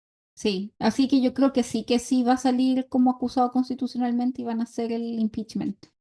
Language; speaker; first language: Spanish; native; Spanish